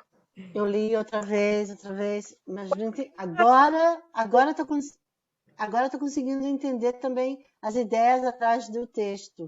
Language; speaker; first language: Portuguese; non-native, fluent; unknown